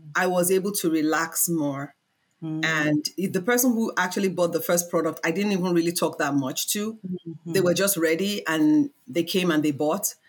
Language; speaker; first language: English; non-native, local second language; Yoruba